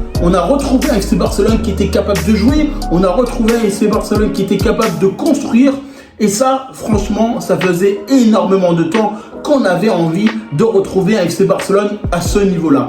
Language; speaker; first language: French; native; French